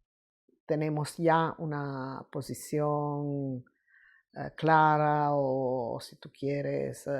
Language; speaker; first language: Spanish; non-native, fluent; Italian